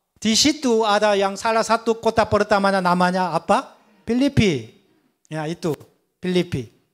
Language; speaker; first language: Indonesian; non-native, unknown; Korean